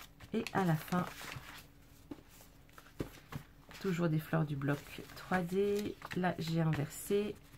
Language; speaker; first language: French; native; French